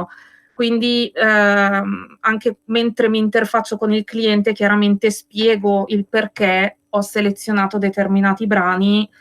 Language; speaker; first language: Italian; native; Italian